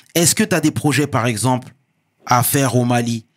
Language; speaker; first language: French; native; French